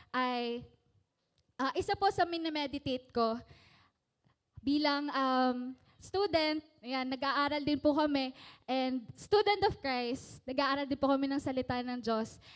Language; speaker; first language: Filipino; native; Filipino